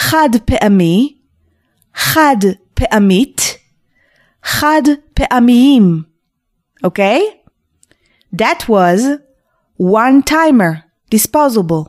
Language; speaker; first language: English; non-native, fluent; Hebrew